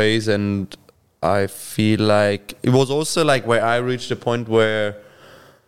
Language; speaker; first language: English; non-native, fluent; German